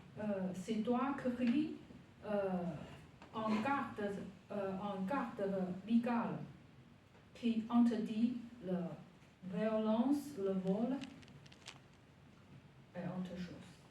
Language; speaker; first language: French; non-native, learner; Chinese